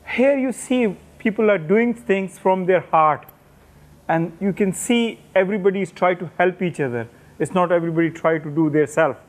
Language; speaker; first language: English; non-native, local second language; Urdu